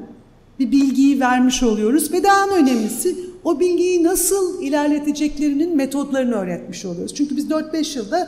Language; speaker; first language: Turkish; native; Turkish